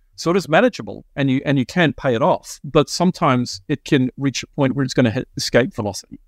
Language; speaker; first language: English; native; English